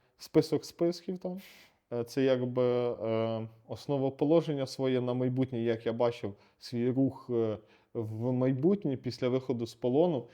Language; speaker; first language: Ukrainian; non-native, local second language; Russian